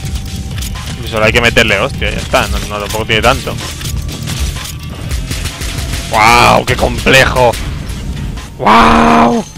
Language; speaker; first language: Spanish; native; Spanish